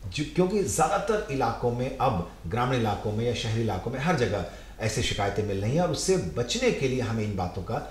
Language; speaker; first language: Hindi; native; Hindi